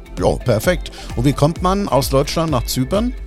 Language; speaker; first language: German; native; German